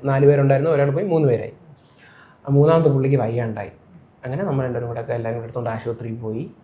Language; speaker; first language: Malayalam; native; Malayalam